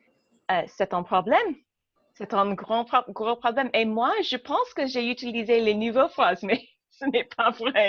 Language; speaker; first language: French; non-native, learner; English